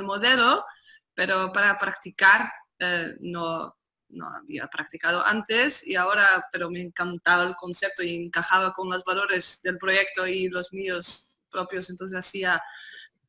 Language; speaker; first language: Spanish; non-native, fluent; Dutch